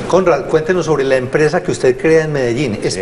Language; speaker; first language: Spanish; native; Spanish